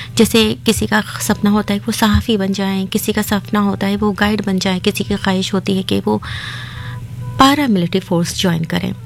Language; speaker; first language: Urdu; native; Urdu